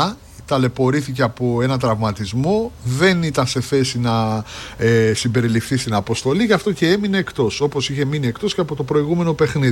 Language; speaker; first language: Greek; native; Greek